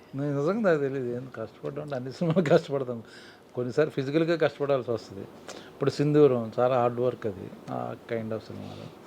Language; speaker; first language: Telugu; native; Telugu